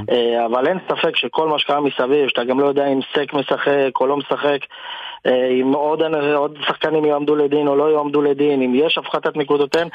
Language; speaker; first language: Hebrew; native; Hebrew